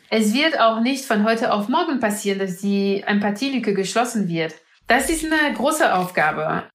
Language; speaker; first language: German; non-native, fluent; French